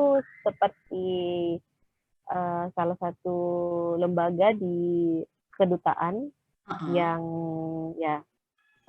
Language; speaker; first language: Indonesian; native; Indonesian